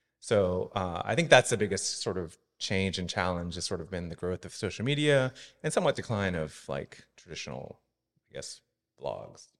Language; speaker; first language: English; native; English